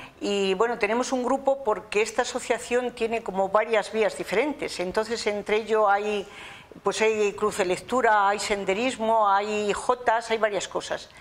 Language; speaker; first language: Spanish; native; Spanish